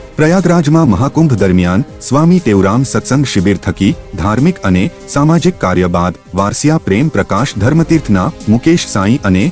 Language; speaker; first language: Gujarati; native; Gujarati